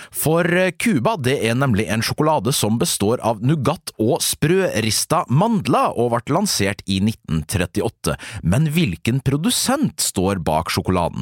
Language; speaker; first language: Norwegian; native; Norwegian